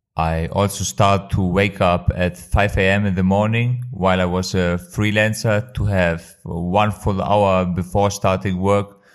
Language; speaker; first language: English; non-native, fluent; Albanian